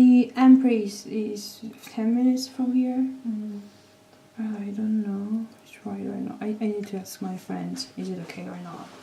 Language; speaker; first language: English; non-native, learner; Korean